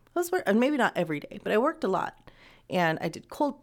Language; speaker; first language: English; native; English